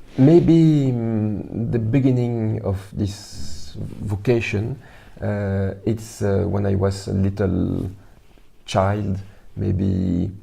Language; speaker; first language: English; non-native, learner; French